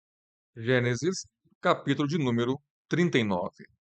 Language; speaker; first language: Portuguese; native; Portuguese